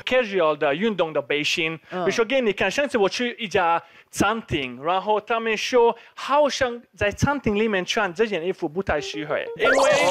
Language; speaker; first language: Chinese; non-native, fluent; Slovak